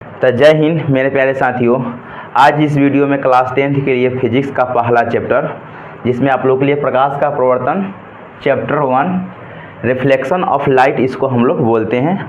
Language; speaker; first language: Hindi; native; Hindi